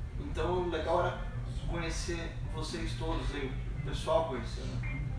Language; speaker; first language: Portuguese; native; Portuguese